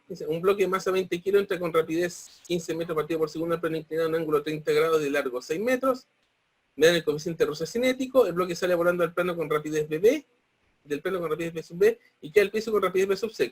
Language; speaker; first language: Spanish; native; Spanish